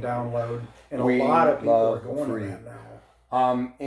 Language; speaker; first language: English; native; English